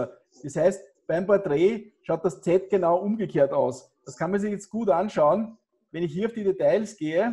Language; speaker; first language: German; native; German